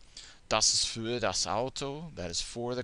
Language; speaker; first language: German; non-native, fluent; English